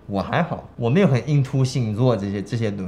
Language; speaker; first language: Chinese; native; Chinese